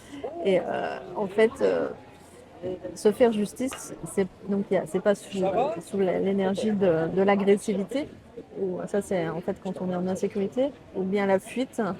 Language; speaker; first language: French; native; French